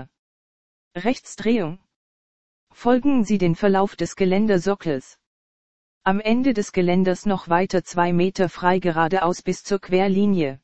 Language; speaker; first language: German; native; German